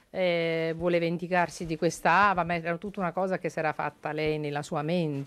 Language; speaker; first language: Italian; native; Italian